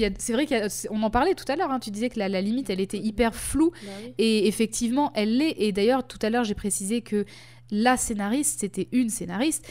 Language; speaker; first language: French; native; French